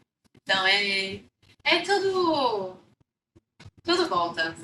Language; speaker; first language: Portuguese; non-native, fluent; English